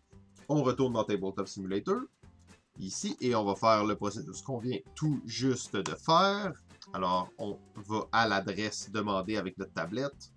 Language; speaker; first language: French; native; French